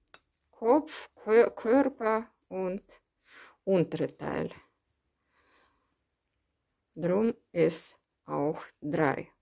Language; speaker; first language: German; non-native, learner; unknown